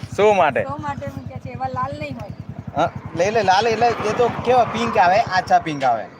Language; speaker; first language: Hindi; non-native, local second language; Gujarati